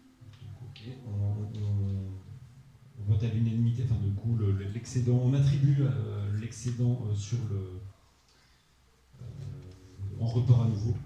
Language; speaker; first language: French; native; French